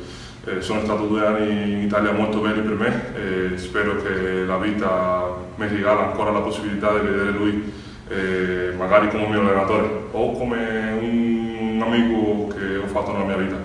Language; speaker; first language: Italian; non-native, fluent; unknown